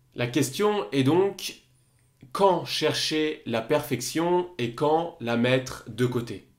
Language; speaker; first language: French; native; French